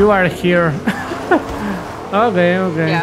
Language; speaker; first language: English; non-native, learner; Spanish